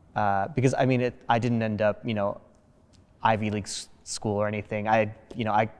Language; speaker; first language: English; early bilingual, other home language; Spanish